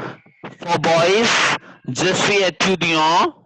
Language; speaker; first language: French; non-native, fluent; Hindi